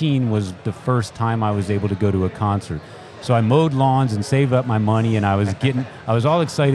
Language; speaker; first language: English; native; English